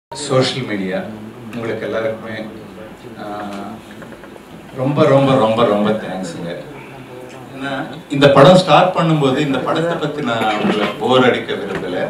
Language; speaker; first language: Tamil; non-native, local second language; Telugu